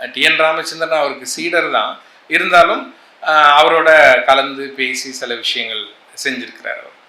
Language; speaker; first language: Tamil; native; Tamil